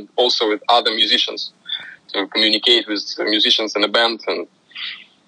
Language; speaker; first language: English; non-native, fluent; Russian